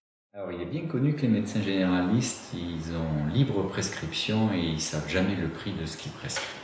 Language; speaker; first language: French; native; French